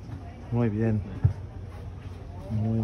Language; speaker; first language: Spanish; non-native, fluent; English